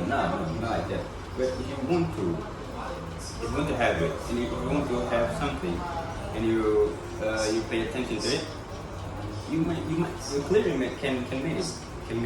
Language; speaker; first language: English; non-native, local second language; Indonesian